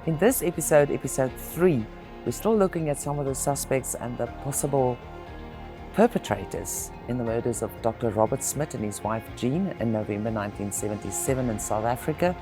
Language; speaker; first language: English; non-native, local second language; Afrikaans